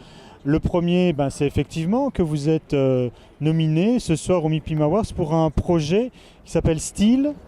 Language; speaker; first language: French; native; French